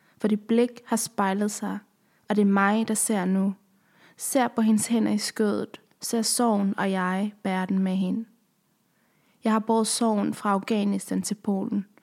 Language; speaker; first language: Danish; early bilingual, other home language; Persian